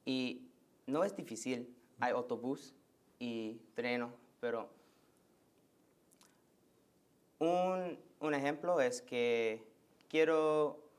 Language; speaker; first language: Spanish; early bilingual, heritage; Spanish